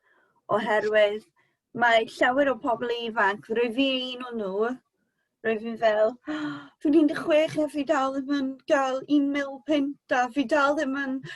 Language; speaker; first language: Welsh; non-native, local second language; English